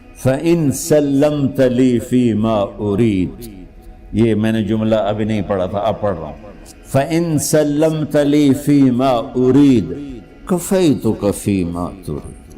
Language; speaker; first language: Urdu; non-native, local second language; Punjabi